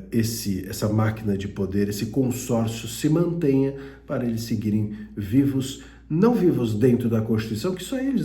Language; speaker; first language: Portuguese; native; Portuguese